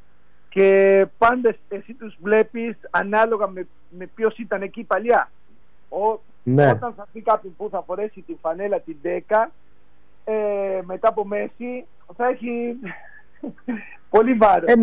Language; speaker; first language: Greek; non-native, fluent; Spanish